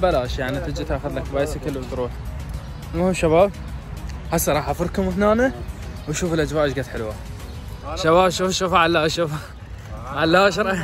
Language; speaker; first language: Arabic; native; Arabic